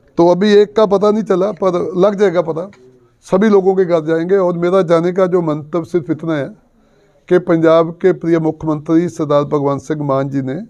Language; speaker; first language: Hindi; non-native, local second language; Punjabi